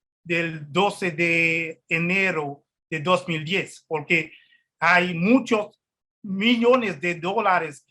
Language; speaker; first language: Spanish; non-native, fluent; Haitian Creole